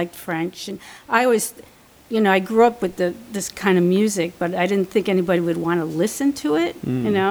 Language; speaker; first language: English; early bilingual, other home language; French